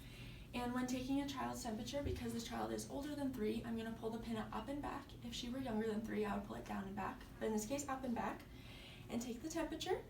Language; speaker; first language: English; native; English